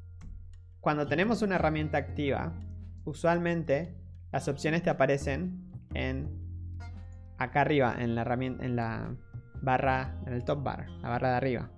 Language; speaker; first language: Spanish; native; Spanish